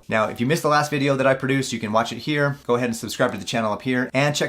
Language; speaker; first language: English; native; English